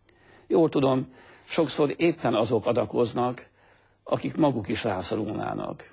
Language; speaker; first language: Hungarian; native; Hungarian